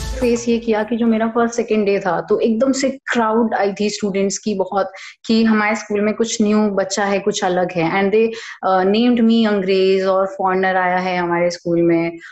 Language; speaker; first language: Hindi; native; Hindi